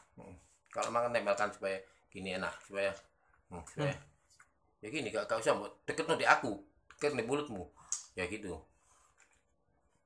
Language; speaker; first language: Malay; non-native, local second language; Javanese